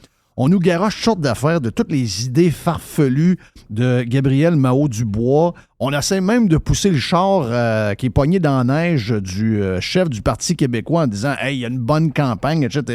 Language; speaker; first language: French; native; French